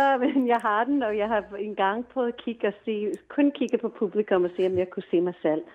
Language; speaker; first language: Danish; non-native, fluent; English